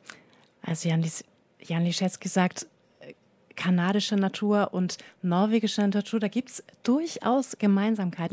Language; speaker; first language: German; native; German